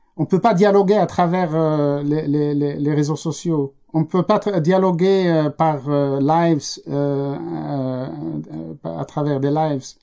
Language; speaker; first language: French; non-native, local second language; Arabic